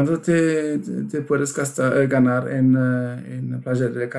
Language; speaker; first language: Spanish; non-native, fluent; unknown